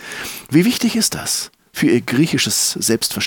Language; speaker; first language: German; native; German